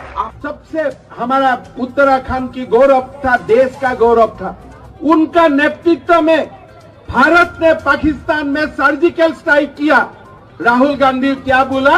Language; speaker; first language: Hindi; non-native, local second language; Assamese